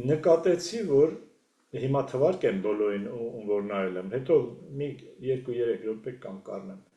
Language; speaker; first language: Armenian; native; Armenian